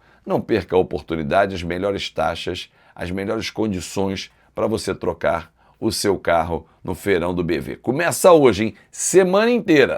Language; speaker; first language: Portuguese; native; Portuguese